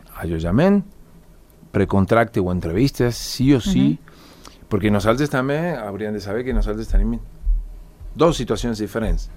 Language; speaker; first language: Catalan; non-native, fluent; Spanish